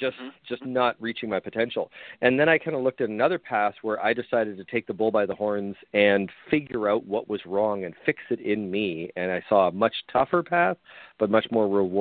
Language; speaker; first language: English; native; English